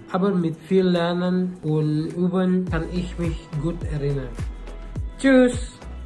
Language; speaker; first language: German; non-native, learner; Indonesian